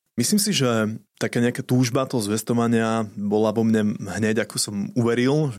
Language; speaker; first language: Slovak; native; Slovak